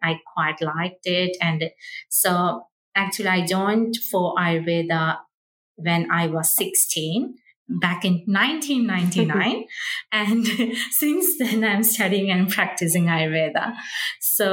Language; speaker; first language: English; non-native, local second language; Malayalam